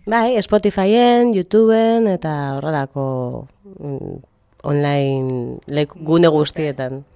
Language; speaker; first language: Basque; non-native, local second language; Spanish